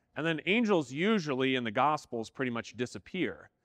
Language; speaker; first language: English; native; English